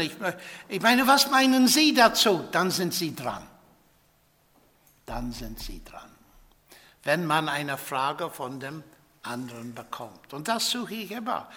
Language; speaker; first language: German; non-native, fluent; English